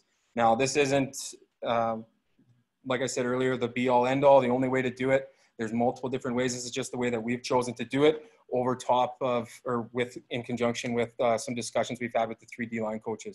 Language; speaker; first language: English; native; English